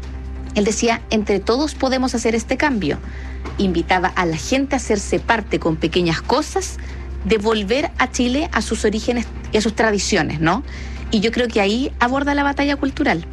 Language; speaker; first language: Spanish; native; Spanish